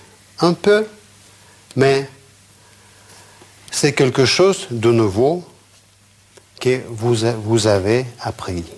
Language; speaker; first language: French; non-native, fluent; Russian